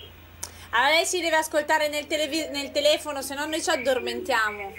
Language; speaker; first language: Italian; native; Italian